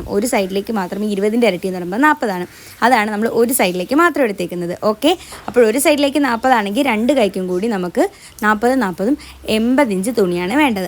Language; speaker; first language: Malayalam; native; Malayalam